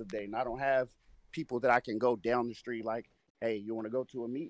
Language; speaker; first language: English; native; English